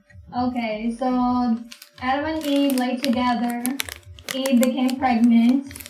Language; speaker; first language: English; non-native, local second language; Filipino